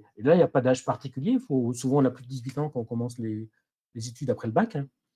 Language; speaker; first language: French; native; French